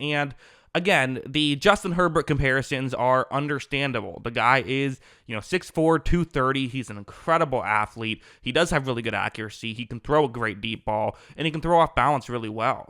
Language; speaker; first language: English; native; English